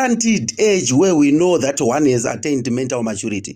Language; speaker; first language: English; non-native, local second language; Shona